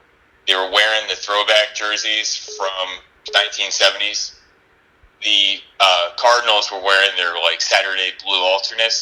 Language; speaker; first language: English; native; English